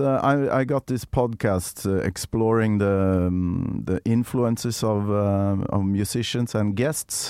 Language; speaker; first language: English; non-native, fluent; Norwegian